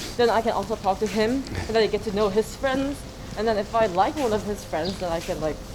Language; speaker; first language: English; non-native, fluent; Korean